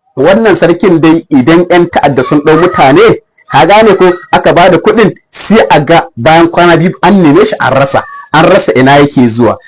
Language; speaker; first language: Hausa; native; Hausa